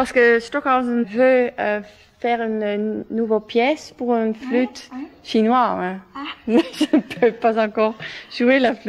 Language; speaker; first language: French; non-native, fluent; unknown